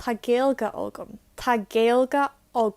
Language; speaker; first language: Irish; non-native, local second language; English